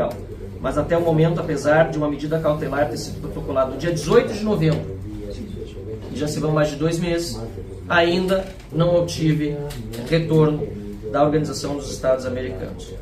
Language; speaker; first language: Portuguese; native; Portuguese